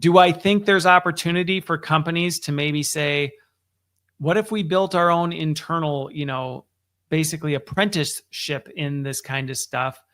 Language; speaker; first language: English; native; English